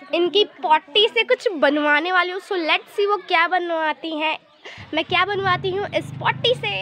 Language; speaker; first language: Hindi; native; Hindi